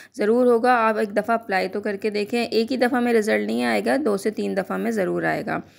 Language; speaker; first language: Hindi; native; Hindi